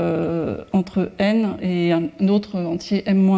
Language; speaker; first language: French; native; French